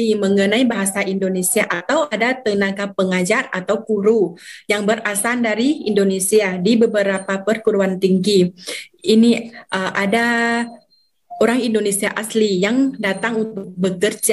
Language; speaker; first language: Indonesian; non-native, fluent; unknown